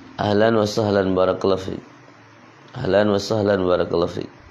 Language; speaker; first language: Arabic; non-native, fluent; Indonesian